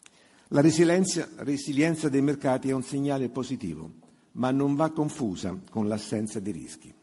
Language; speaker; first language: Italian; native; Italian